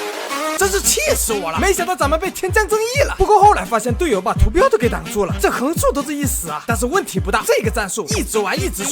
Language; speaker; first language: Chinese; native; Chinese